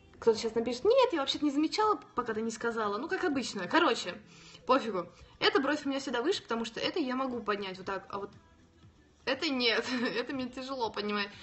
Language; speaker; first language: Russian; native; Russian